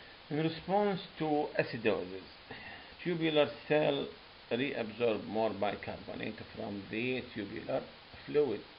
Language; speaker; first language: English; non-native, fluent; Arabic